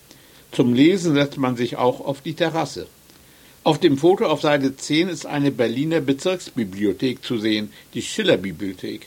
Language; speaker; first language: German; native; German